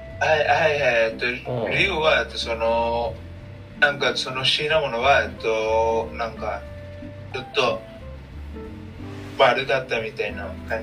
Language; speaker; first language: Japanese; non-native, learner; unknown